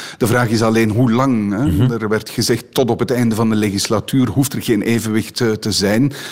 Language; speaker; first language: Dutch; native; Dutch